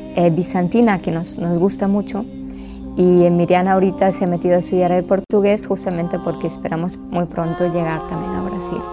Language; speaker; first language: Spanish; non-native, local second language; German